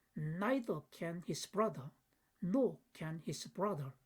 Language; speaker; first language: English; non-native, fluent; Korean